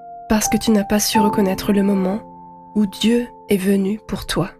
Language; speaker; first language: French; native; French